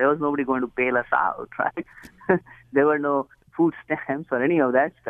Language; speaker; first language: English; non-native, local second language; Hindi